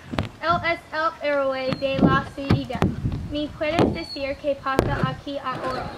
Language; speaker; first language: Spanish; non-native, learner; English